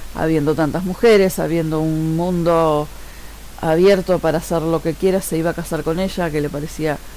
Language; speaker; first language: Spanish; native; Spanish